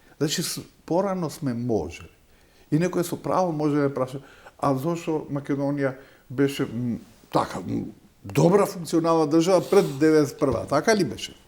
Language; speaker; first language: Macedonian; non-native, local second language; Albanian